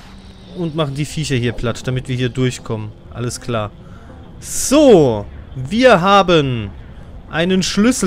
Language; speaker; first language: German; native; German